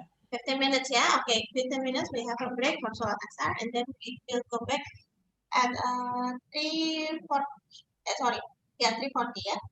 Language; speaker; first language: English; non-native, fluent; Indonesian